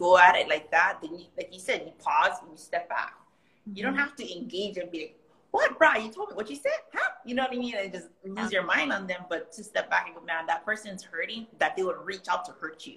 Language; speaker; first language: English; early bilingual, other home language; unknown